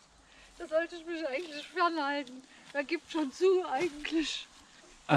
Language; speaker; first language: German; native; German